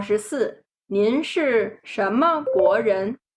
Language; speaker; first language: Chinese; non-native, fluent; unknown